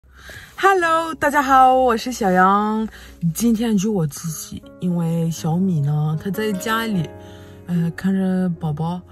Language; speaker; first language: Chinese; non-native, fluent; French